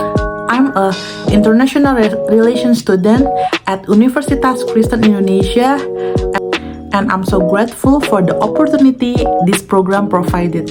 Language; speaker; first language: English; non-native, learner; Indonesian